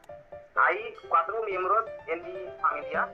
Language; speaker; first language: Spanish; non-native, learner; Hindi